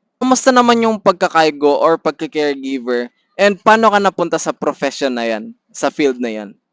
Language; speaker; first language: Filipino; native; Filipino